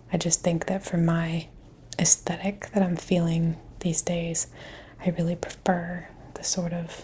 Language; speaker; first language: English; native; English